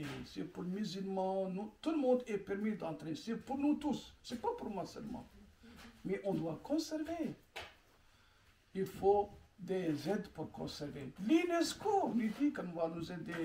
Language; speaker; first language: French; non-native, local second language; Arabic